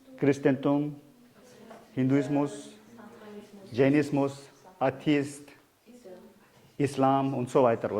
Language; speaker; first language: German; non-native, learner; Tibetan